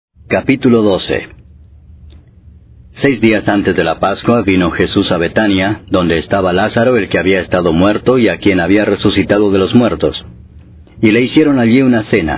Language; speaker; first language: Spanish; native; Spanish